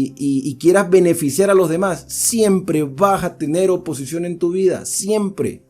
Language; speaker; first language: Spanish; native; Spanish